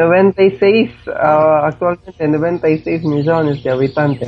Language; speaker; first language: Spanish; non-native, fluent; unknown